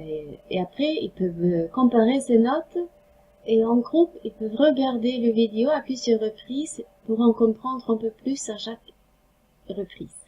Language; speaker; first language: French; non-native, fluent; Norwegian